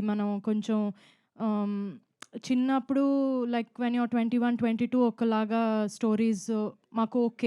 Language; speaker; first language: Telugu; non-native, fluent; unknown